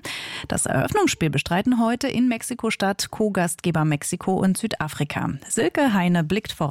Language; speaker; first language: German; native; German